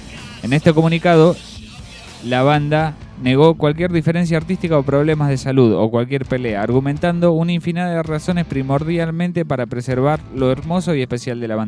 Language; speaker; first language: Spanish; native; Spanish